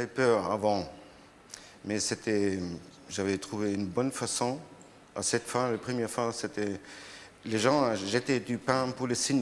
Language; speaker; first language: French; non-native, learner; German